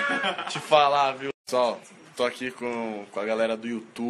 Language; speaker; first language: Portuguese; native; Portuguese